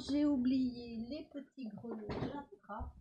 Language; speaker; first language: French; native; French